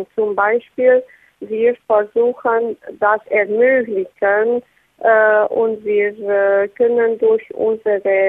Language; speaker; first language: German; non-native, learner; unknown